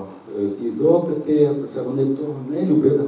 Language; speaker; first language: Ukrainian; native; Ukrainian